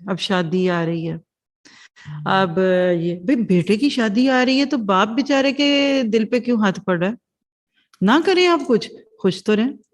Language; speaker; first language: Urdu; non-native, local second language; Punjabi